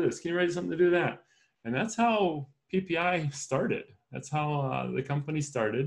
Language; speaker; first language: English; native; English